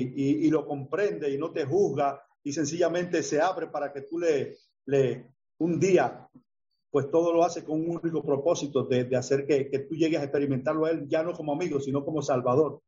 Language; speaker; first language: Spanish; native; Spanish